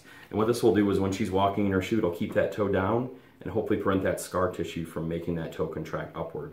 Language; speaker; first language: English; native; English